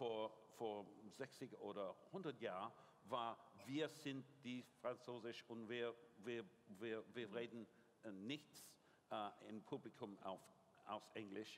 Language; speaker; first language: German; non-native, learner; English